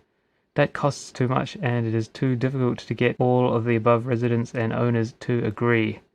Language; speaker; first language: English; native; English